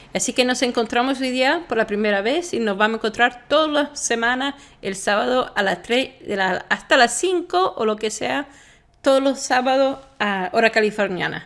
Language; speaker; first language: Spanish; non-native, fluent; Italian